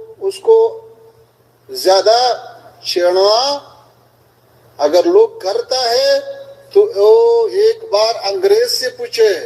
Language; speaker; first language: Hindi; non-native, fluent; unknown